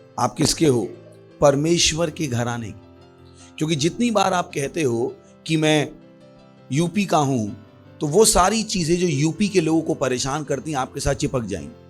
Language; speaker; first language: Hindi; native; Hindi